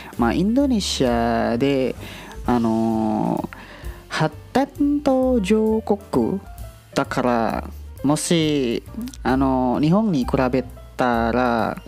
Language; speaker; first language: Japanese; non-native, learner; Indonesian